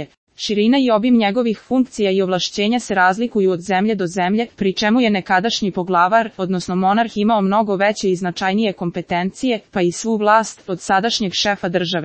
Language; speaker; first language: Serbian; native; Serbian